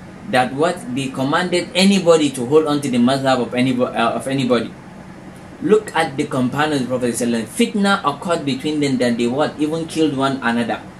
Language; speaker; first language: English; non-native, local second language; Hausa